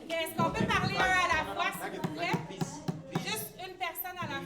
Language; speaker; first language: French; native; French